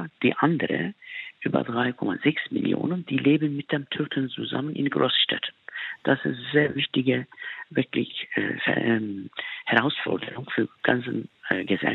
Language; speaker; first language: German; non-native, fluent; Turkish